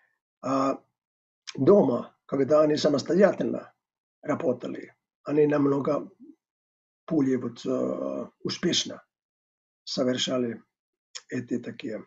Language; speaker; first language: Russian; non-native, fluent; Finnish